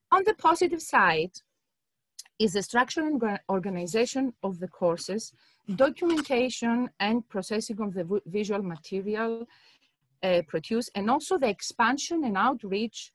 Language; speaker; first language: English; non-native, fluent; Greek